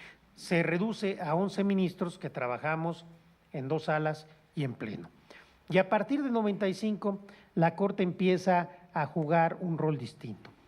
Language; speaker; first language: Spanish; native; Spanish